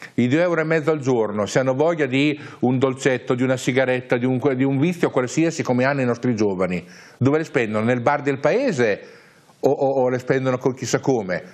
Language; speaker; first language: Italian; native; Italian